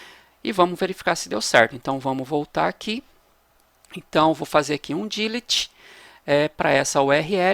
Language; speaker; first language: Portuguese; native; Portuguese